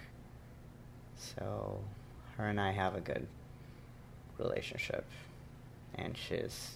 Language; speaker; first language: English; non-native, fluent; Portuguese